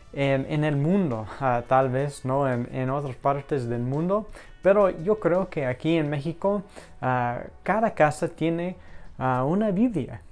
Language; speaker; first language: Spanish; non-native, fluent; English